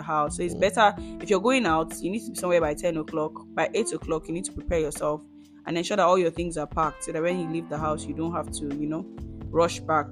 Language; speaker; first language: English; non-native, local second language; Yoruba